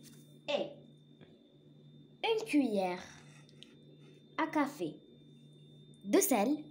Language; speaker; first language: French; non-native, local second language; Arabic